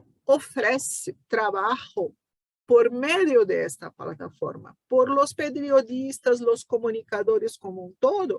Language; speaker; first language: Spanish; non-native, fluent; Portuguese